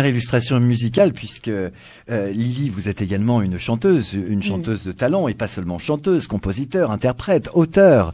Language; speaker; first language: French; native; French